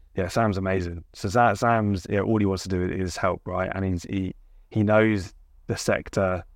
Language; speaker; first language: English; native; English